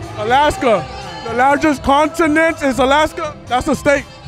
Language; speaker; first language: English; early bilingual, other home language; Spanish